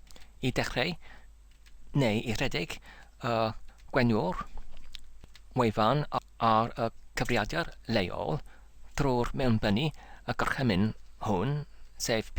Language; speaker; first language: Welsh; non-native, learner; English